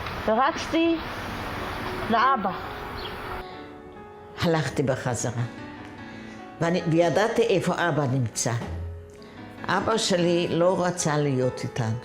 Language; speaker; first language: Hebrew; non-native, fluent; Yiddish